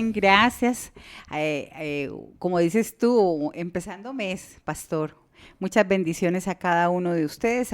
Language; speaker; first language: Spanish; native; Spanish